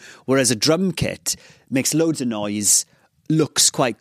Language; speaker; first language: English; non-native, local second language; Welsh